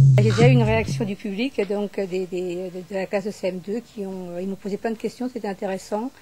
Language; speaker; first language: French; non-native, fluent; Portuguese